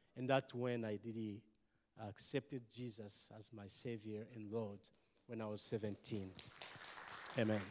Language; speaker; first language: English; non-native, local second language; Kinyarwanda